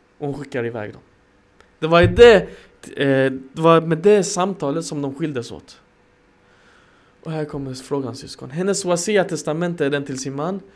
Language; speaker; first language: Swedish; non-native, fluent; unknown